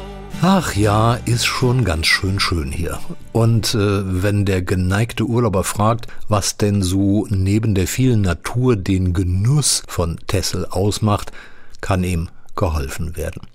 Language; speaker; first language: German; native; German